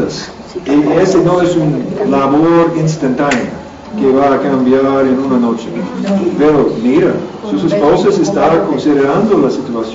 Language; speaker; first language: Spanish; non-native, learner; English